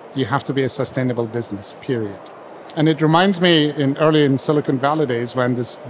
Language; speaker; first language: English; non-native, fluent; Turkish